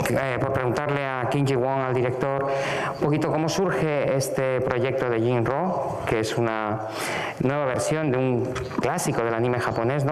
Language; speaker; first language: Spanish; native; Spanish